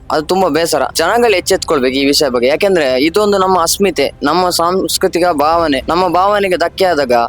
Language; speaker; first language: Kannada; non-native, local second language; Tulu